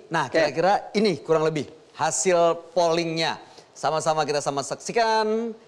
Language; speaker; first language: Indonesian; native; Indonesian